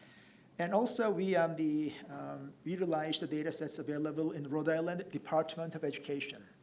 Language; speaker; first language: English; non-native, fluent; Korean